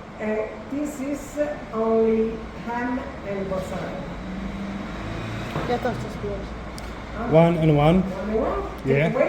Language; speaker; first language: English; non-native, learner; Polish